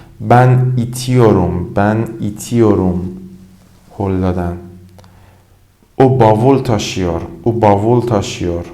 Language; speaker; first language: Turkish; non-native, fluent; Persian